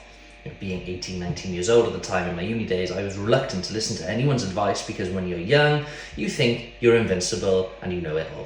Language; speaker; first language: English; native; English